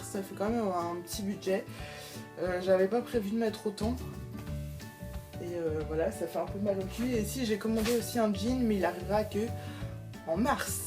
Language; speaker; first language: French; native; French